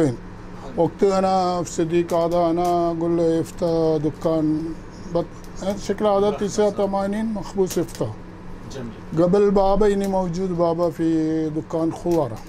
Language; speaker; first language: Arabic; non-native, learner; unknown